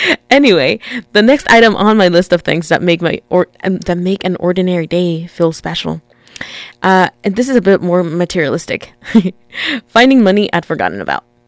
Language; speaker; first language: English; early bilingual, other home language; Spanish